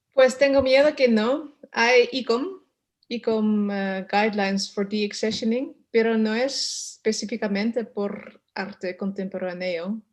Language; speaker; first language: Spanish; non-native, learner; Dutch